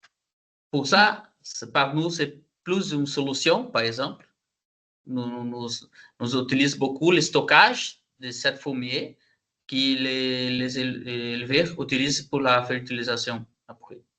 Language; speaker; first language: French; non-native, learner; Portuguese